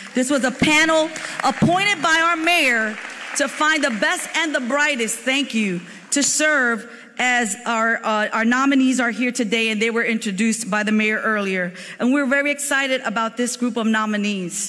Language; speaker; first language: English; native; English